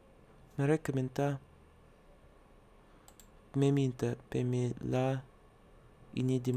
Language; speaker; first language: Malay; non-native, learner; Russian